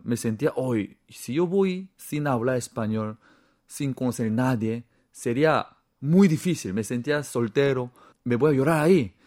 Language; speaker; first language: Spanish; non-native, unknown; Korean